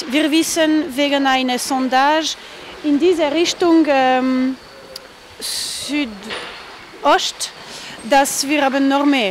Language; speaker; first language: German; non-native, fluent; French